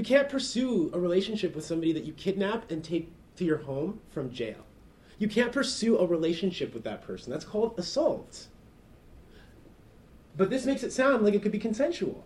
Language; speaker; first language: English; native; English